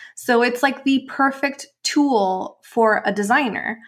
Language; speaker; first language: English; non-native, fluent; Spanish